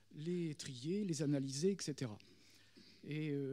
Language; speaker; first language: French; native; French